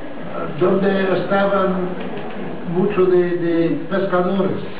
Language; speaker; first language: Spanish; non-native, learner; English